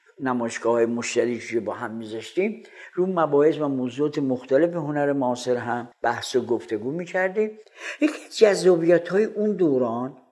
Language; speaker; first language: Persian; native; Persian